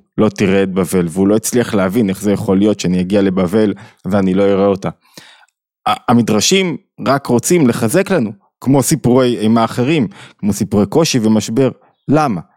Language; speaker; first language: Hebrew; native; Hebrew